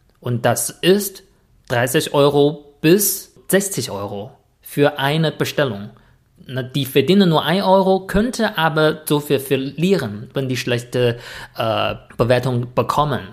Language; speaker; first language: German; non-native, fluent; Chinese